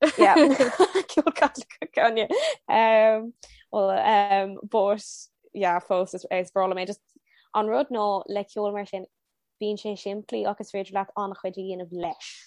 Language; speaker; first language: Irish; non-native, local second language; English